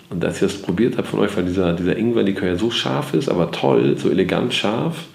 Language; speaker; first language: German; native; German